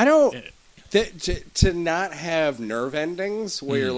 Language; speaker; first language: English; native; English